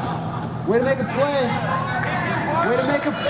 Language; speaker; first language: English; native; English